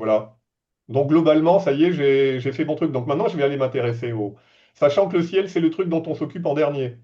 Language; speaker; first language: French; native; French